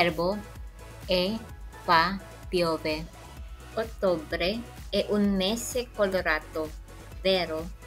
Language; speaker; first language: Italian; non-native, fluent; Filipino